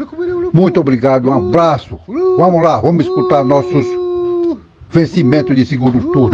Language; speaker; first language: Portuguese; non-native, local second language; Kayapó